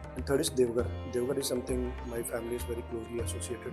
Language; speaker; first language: English; non-native, local second language; Hindi